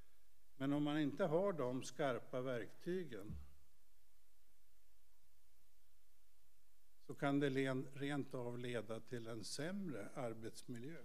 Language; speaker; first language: Swedish; native; Swedish